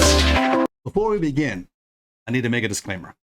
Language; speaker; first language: English; native; English